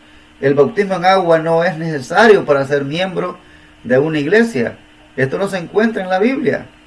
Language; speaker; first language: Spanish; native; Spanish